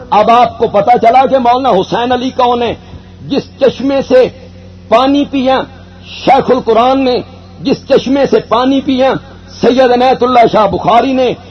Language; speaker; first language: Urdu; non-native, local second language; Punjabi